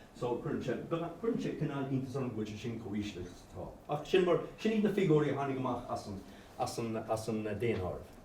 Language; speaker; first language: Irish; non-native, local second language; English